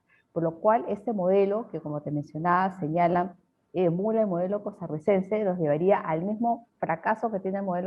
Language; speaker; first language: Spanish; native; Spanish